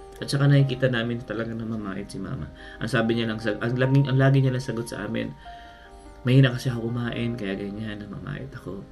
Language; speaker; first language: Filipino; native; Filipino